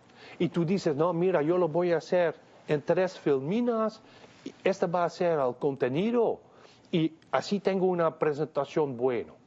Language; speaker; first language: Spanish; non-native, fluent; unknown